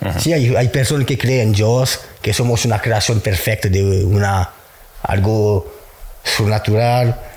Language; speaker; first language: Spanish; non-native, learner; French